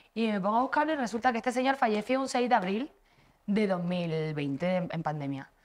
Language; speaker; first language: Spanish; native; Spanish